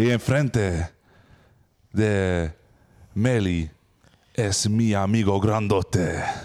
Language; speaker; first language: Spanish; non-native, learner; English